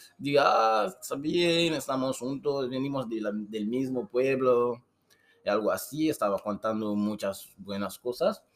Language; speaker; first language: Spanish; non-native, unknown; Susu